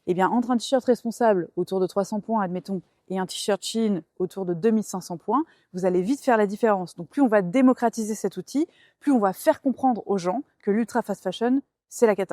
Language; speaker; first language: French; native; French